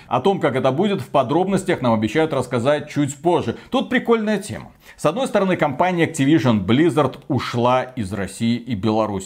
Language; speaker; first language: Russian; native; Russian